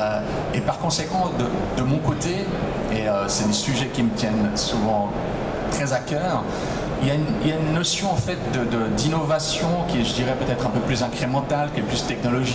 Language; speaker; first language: French; native; French